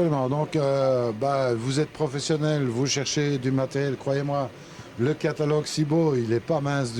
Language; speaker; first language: French; native; French